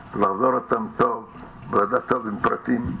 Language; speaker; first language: Hebrew; non-native, fluent; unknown